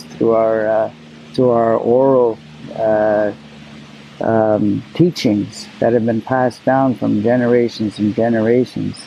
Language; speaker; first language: English; native; English